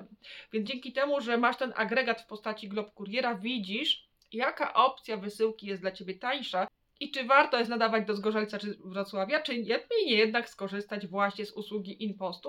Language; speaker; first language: Polish; native; Polish